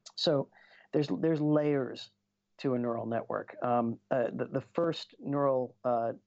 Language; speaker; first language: English; native; English